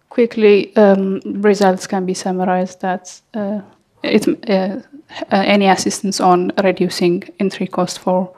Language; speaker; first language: English; non-native, fluent; Amharic